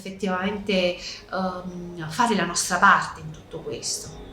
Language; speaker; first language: Italian; native; Italian